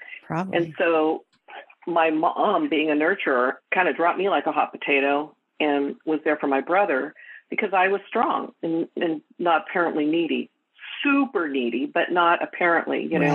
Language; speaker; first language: English; native; English